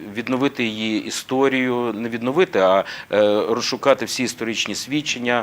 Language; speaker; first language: Ukrainian; native; Ukrainian